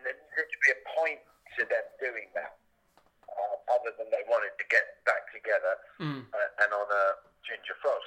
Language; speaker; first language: English; native; English